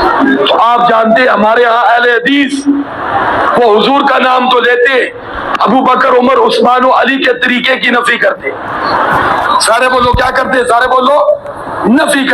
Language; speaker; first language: Urdu; native; Urdu